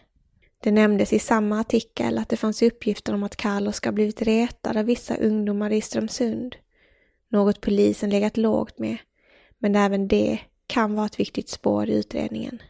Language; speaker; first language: Swedish; native; Swedish